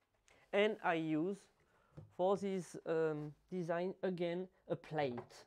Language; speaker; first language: English; non-native, learner; French